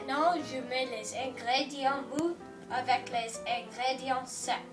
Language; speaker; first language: French; non-native, learner; English